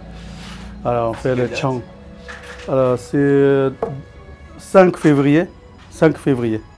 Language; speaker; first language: French; non-native, learner; Tibetan